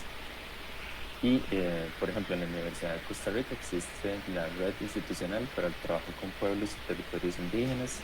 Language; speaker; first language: Spanish; native; Spanish